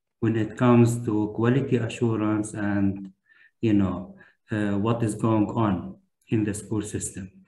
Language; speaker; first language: English; non-native, fluent; Turkish